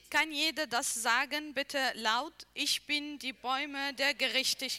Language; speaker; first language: German; non-native, learner; Arabic